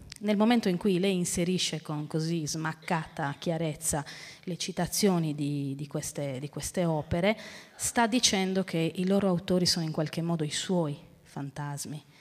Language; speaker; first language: Italian; native; Italian